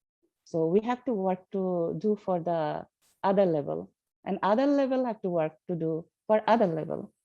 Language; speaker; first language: English; non-native, learner; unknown